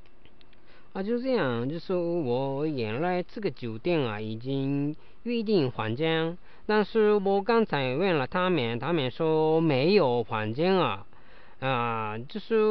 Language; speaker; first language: Chinese; non-native, learner; Japanese